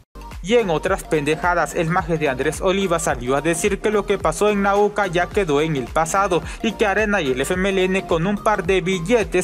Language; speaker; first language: Spanish; native; Spanish